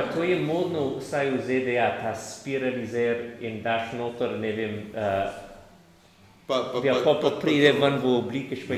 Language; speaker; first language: Slovenian; non-native, learner; English